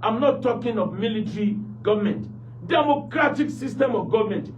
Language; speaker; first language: English; non-native, local second language; Yoruba